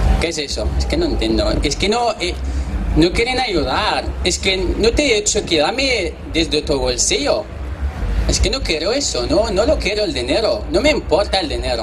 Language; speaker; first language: Spanish; non-native, learner; Arabic